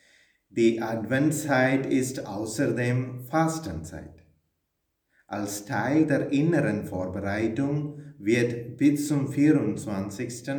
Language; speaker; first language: German; non-native, fluent; Malayalam